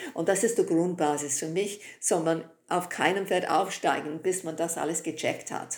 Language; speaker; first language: German; non-native, fluent; English